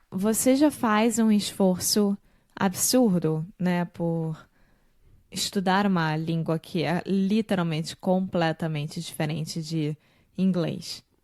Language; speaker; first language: Portuguese; native; Portuguese